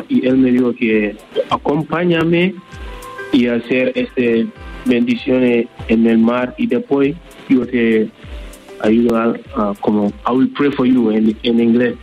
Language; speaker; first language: Spanish; non-native, learner; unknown